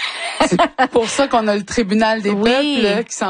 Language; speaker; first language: French; native; French